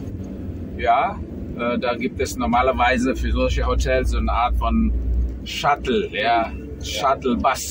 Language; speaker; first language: German; non-native, fluent; Indonesian